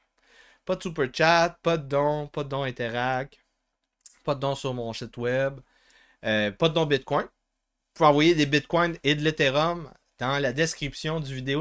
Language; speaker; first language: French; native; French